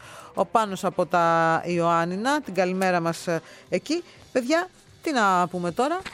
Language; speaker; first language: Greek; native; Greek